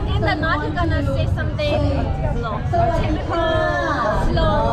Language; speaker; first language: English; non-native, learner; Thai